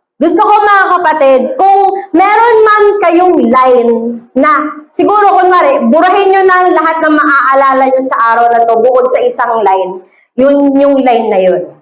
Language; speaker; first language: Filipino; native; Filipino